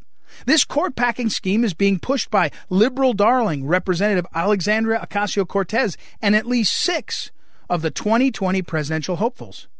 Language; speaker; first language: English; native; English